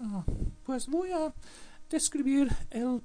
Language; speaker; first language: Spanish; non-native, fluent; English